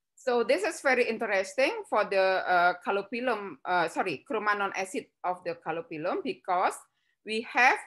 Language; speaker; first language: English; non-native, fluent; Javanese